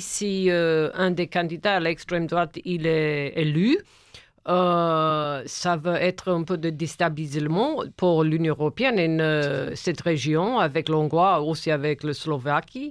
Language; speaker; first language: French; non-native, fluent; English